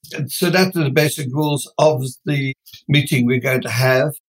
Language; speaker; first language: English; non-native, fluent; Dutch